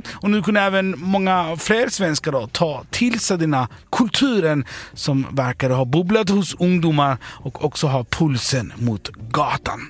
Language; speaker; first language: Swedish; native; Swedish